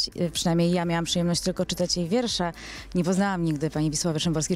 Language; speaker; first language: Polish; native; Polish